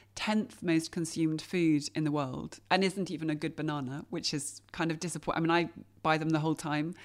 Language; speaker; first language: English; native; English